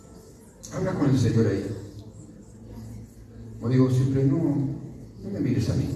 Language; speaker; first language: Spanish; native; Spanish